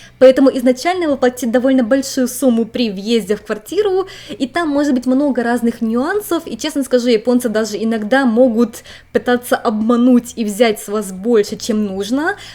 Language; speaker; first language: Russian; native; Russian